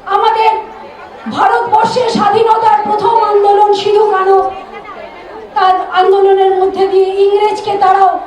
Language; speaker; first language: Bangla; native; Bangla